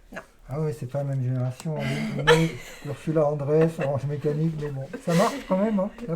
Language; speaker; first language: French; native; French